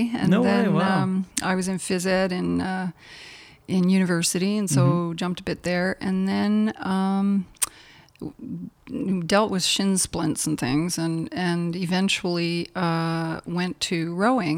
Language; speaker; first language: English; native; English